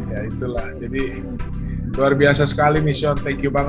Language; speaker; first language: Indonesian; native; Indonesian